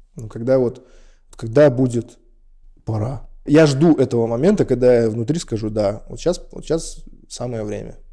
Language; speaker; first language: Russian; non-native, local second language; Uzbek